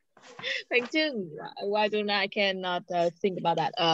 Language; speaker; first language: English; non-native, fluent; Vietnamese